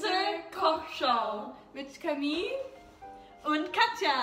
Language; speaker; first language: German; non-native, learner; English